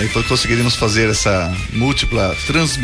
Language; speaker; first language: Portuguese; native; Portuguese